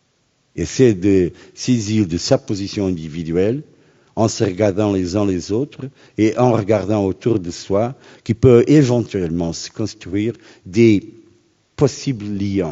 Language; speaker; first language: French; non-native, fluent; Portuguese